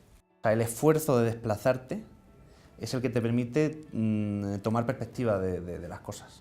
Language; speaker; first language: Spanish; native; Spanish